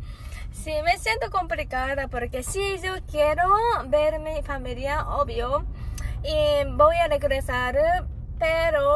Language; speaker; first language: Spanish; non-native, fluent; Japanese